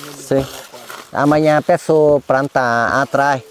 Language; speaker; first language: Portuguese; non-native, learner; Vietnamese